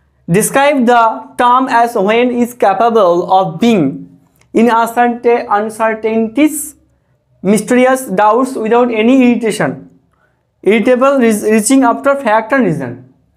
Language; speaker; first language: English; non-native, local second language; Bangla